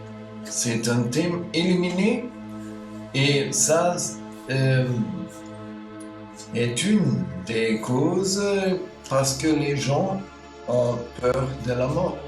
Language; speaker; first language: French; non-native, learner; German